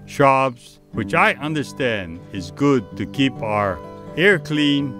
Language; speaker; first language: English; native; English